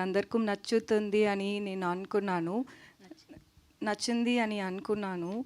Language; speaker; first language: Telugu; non-native, learner; Tamil